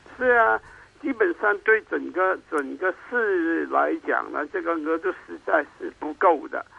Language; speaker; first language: Chinese; non-native, local second language; Cantonese